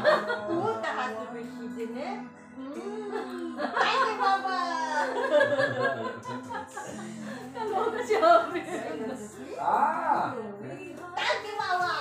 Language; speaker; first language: German; non-native, learner; Filipino